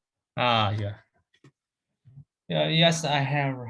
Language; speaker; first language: English; non-native, learner; Vietnamese